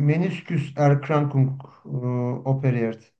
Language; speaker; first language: German; non-native, learner; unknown